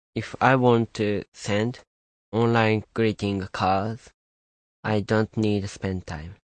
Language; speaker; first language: English; non-native, learner; Japanese